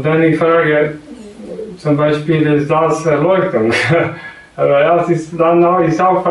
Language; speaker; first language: German; non-native, learner; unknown